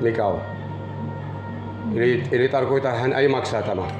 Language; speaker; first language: Finnish; non-native, learner; Turkish